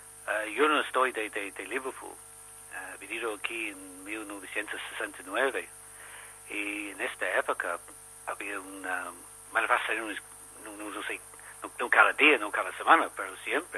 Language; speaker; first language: Spanish; non-native, learner; English